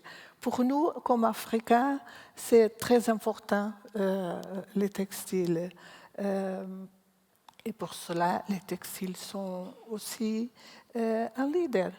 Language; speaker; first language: French; non-native, learner; Portuguese